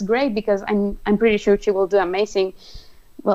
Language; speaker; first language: English; non-native, fluent; Spanish